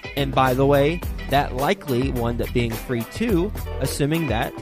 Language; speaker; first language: English; native; English